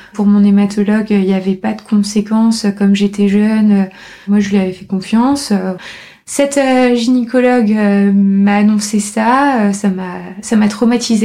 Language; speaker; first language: French; native; French